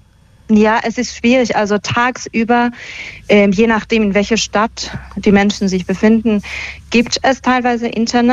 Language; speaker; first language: German; early bilingual, other home language; Persian